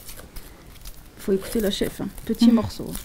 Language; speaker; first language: French; native; French